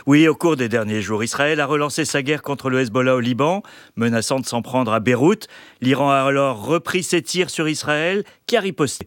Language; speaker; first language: French; native; French